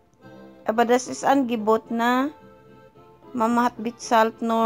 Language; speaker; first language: German; non-native, learner; Filipino